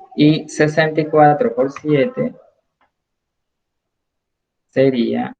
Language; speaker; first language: Spanish; native; Spanish